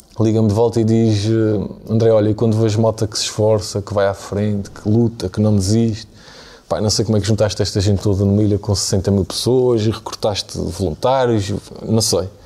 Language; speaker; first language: Portuguese; native; Portuguese